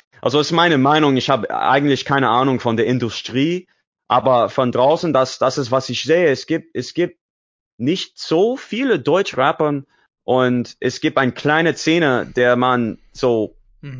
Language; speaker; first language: German; non-native, learner; English